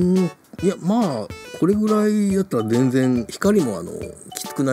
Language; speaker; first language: Japanese; native; Japanese